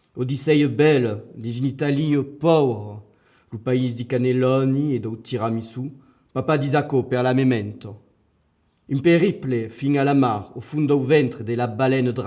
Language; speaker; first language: Occitan; non-native, local second language; French